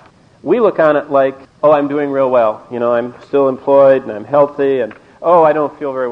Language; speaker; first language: English; native; English